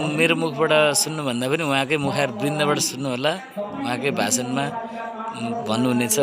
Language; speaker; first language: Nepali; native; Nepali